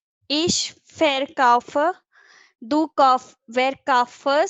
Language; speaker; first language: German; non-native, learner; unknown